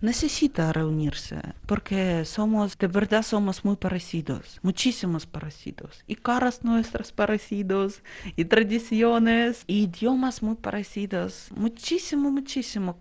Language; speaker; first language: Spanish; non-native, learner; Russian